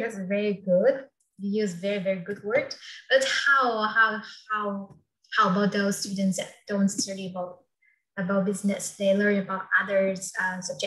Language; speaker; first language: English; non-native, fluent; Vietnamese